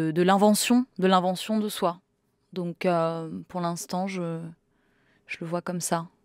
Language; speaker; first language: French; native; French